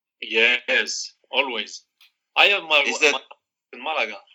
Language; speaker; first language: English; non-native, learner; Arabic